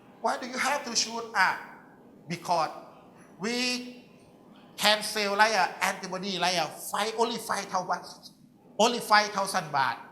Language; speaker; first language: English; non-native, learner; Thai